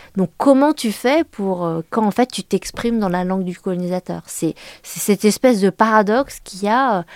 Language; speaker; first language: French; early bilingual, other home language; Vietnamese